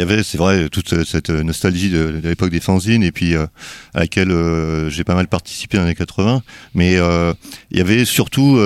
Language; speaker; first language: French; native; French